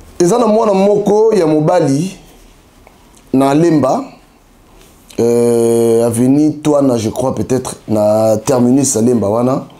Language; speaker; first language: Lingala; native; Lingala